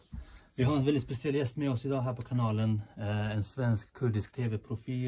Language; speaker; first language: Swedish; native; Swedish